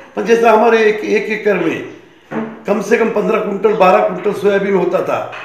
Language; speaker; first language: Hindi; non-native, local second language; Marathi